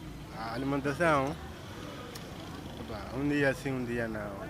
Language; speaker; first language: Portuguese; non-native, local second language; Makhuwa